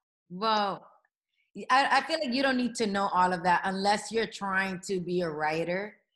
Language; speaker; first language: English; early bilingual, other home language; Spanish